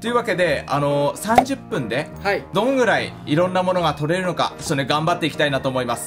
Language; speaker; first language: Japanese; native; Japanese